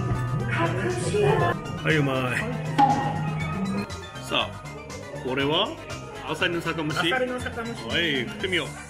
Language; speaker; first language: Japanese; native; Japanese